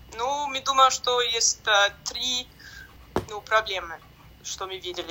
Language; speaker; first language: Russian; non-native, learner; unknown